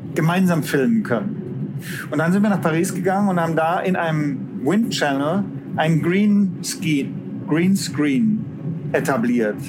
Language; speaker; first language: German; native; German